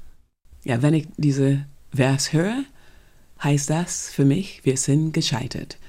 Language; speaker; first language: German; non-native, fluent; English